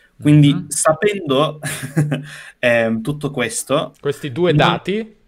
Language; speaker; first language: Italian; non-native, fluent; English